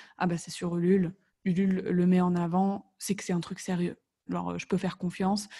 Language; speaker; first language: French; native; French